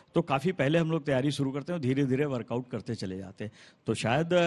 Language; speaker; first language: Hindi; native; Hindi